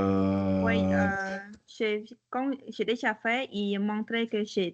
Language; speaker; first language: French; non-native, learner; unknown